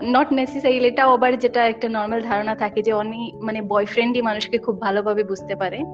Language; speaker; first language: Bangla; non-native, local second language; Assamese